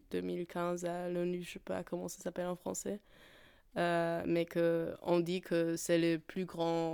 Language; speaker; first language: French; non-native, fluent; Polish